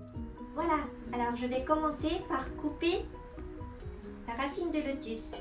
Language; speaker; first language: French; non-native, fluent; Japanese